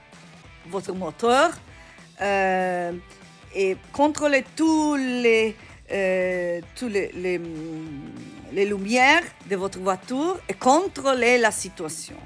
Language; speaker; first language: French; non-native, learner; Italian